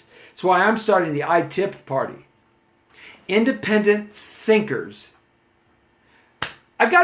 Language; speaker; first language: English; native; English